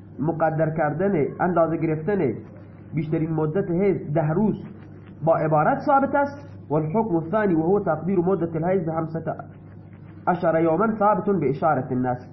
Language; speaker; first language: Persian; non-native, local second language; Baluchi